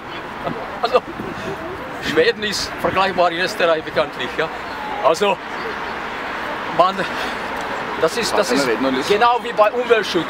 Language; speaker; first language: German; non-native, fluent; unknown